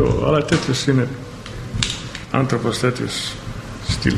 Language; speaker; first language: Greek; non-native, fluent; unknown